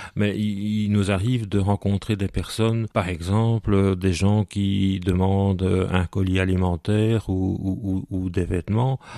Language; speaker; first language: French; native; French